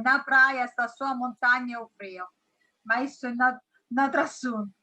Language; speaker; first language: Portuguese; non-native, learner; Italian